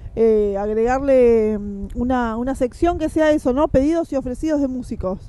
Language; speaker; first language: Spanish; native; Spanish